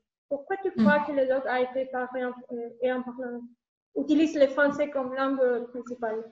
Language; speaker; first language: French; non-native, learner; Spanish